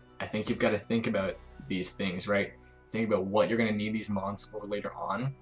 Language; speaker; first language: English; native; English